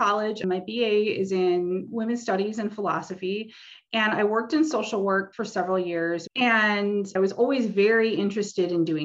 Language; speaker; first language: English; native; English